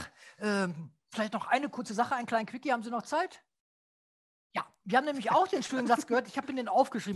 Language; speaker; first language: German; native; German